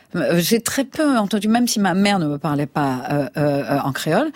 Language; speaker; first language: French; native; French